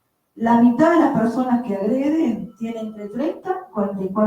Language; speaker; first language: Spanish; native; Spanish